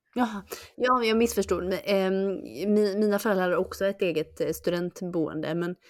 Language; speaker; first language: Swedish; early bilingual, other home language; Chinese